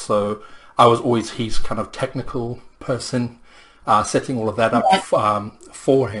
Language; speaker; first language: English; native; English